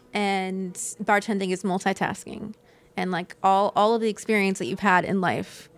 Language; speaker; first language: English; native; English